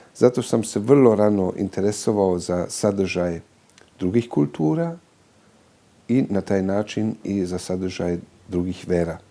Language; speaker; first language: Bosnian; early bilingual, heritage; Serbian